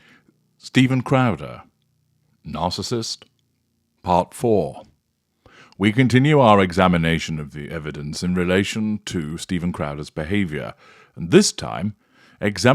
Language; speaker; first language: English; native; English